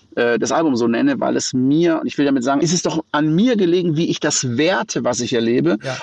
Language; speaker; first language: German; native; German